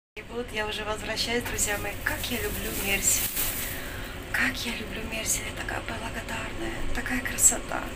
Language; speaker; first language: Russian; non-native, local second language; Georgian